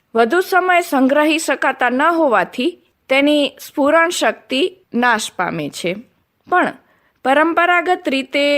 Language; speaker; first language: Gujarati; non-native, local second language; Kachhi